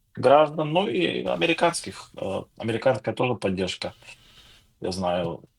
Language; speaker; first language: Russian; non-native, local second language; Ukrainian